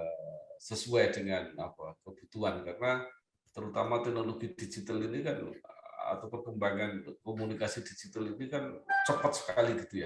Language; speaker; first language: Indonesian; native; Indonesian